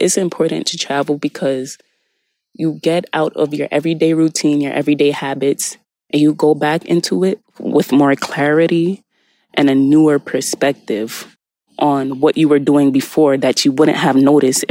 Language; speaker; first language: English; native; English